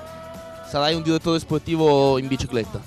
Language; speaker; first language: Italian; native; Italian